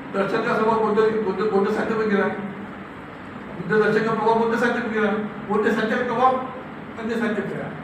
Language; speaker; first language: Hindi; non-native, local second language; Marathi